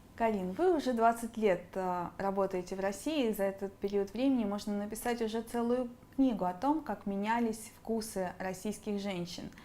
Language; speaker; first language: Russian; native; Russian